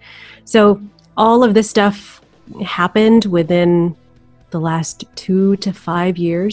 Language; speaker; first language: English; early bilingual, other home language; Filipino